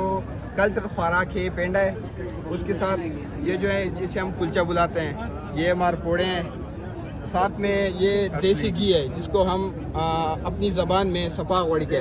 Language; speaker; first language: Hindi; non-native, local second language; Pashto